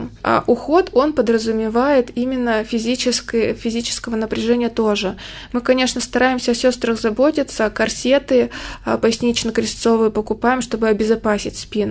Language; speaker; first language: Russian; native; Russian